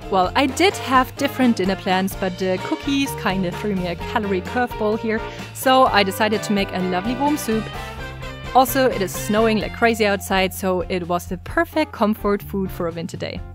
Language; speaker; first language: English; non-native, fluent; German